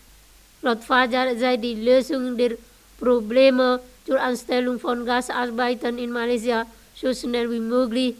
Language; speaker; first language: German; non-native, fluent; Indonesian